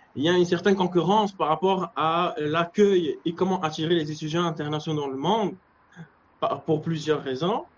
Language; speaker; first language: French; non-native, local second language; Arabic